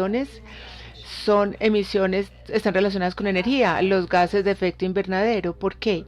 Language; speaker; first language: Spanish; non-native, fluent; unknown